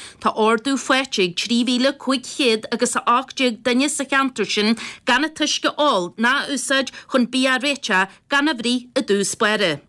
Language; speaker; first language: Irish; native; Irish